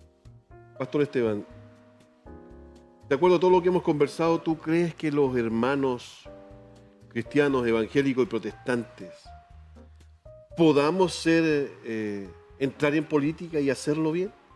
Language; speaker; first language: Spanish; native; Spanish